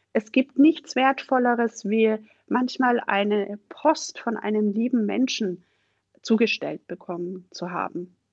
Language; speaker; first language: German; native; German